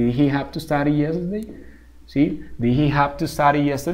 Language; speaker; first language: English; non-native, fluent; Spanish